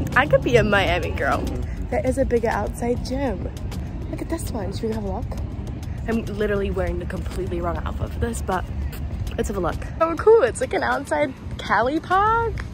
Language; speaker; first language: English; native; English